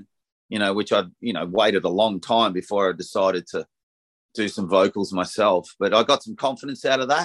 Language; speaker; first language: English; native; English